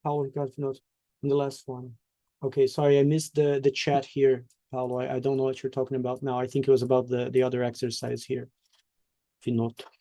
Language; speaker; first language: English; non-native, fluent; Portuguese